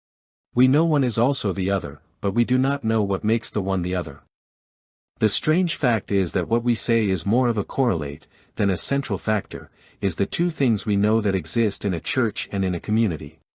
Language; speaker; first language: English; native; English